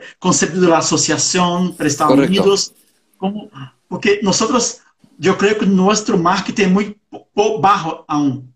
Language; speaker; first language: Portuguese; non-native, learner; Spanish